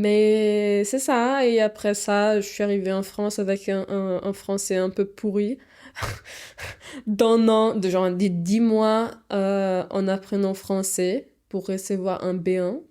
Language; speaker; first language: French; non-native, fluent; Portuguese